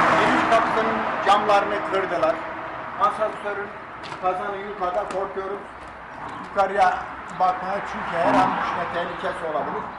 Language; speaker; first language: Turkish; native; Turkish